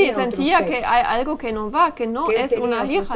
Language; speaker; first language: Spanish; non-native, learner; French